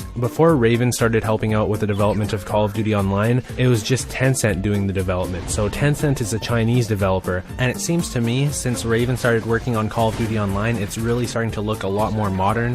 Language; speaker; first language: English; native; English